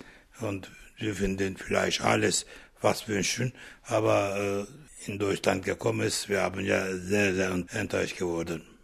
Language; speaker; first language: German; non-native, learner; Turkish